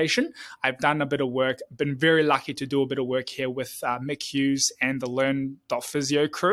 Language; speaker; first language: English; native; English